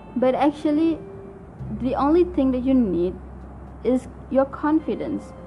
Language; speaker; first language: English; non-native, local second language; Malay